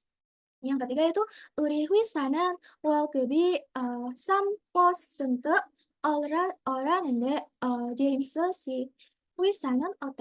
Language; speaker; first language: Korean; non-native, learner; Indonesian